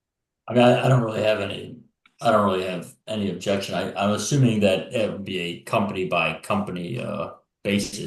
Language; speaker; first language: English; native; English